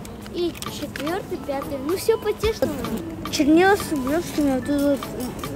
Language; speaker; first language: Russian; non-native, local second language; Kazakh